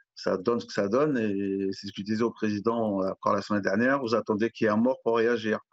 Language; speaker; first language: French; native; French